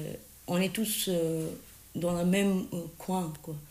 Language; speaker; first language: French; non-native, learner; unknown